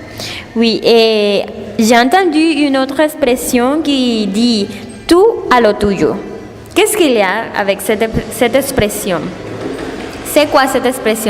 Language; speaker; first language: French; non-native, learner; Spanish